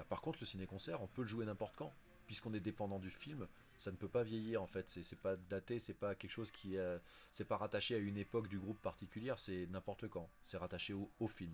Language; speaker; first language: French; native; French